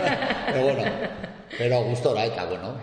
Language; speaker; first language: Basque; non-native, local second language; Spanish